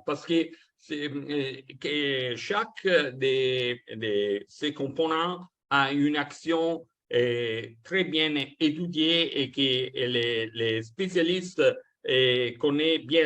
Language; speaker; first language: French; non-native, fluent; Italian